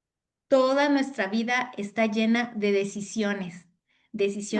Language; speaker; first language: Spanish; native; Spanish